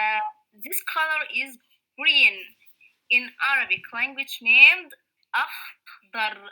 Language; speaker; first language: English; non-native, learner; Arabic